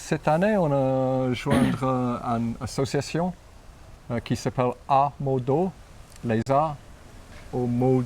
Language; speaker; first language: French; non-native, fluent; English